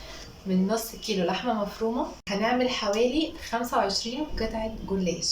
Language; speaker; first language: Arabic; native; Arabic